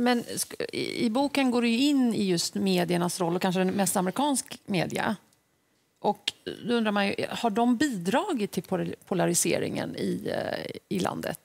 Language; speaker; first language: Swedish; native; Swedish